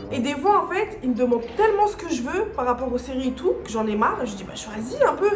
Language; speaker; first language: French; early bilingual, other home language; Arabic